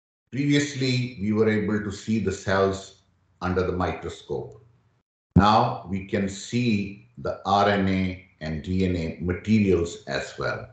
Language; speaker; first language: English; non-native, local second language; Urdu